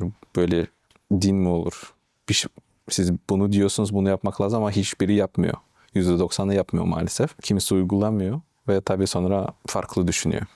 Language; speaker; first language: Turkish; non-native, fluent; Russian